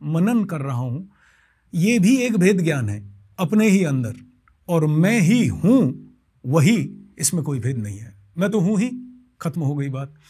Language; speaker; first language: Hindi; non-native, local second language; Bangla